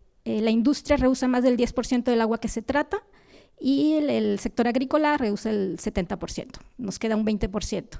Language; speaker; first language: Spanish; native; Spanish